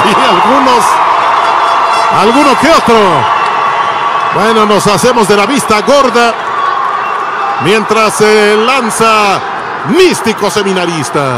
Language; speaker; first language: Spanish; native; Spanish